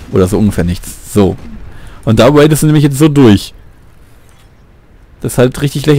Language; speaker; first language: German; native; German